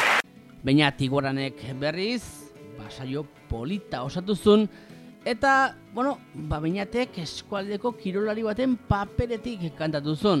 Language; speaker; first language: Basque; native; Basque